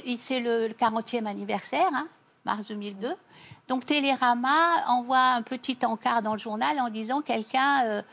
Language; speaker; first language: French; native; French